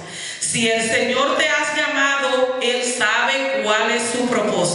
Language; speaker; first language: Spanish; native; Spanish